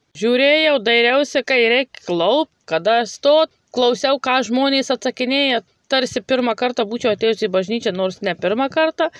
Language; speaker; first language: Lithuanian; native; Lithuanian